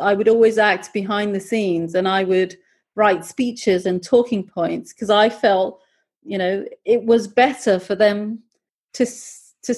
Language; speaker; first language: English; native; English